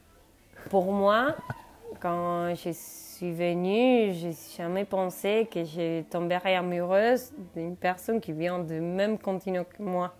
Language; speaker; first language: French; non-native, fluent; Spanish